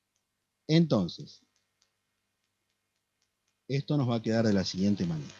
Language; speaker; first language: Spanish; native; Spanish